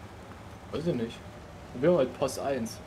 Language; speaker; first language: German; native; German